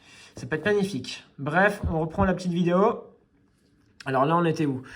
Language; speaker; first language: French; native; French